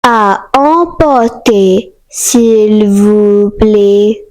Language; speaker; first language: French; non-native, learner; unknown